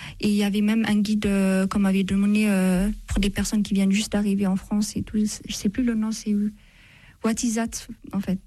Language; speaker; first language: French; non-native, fluent; Amharic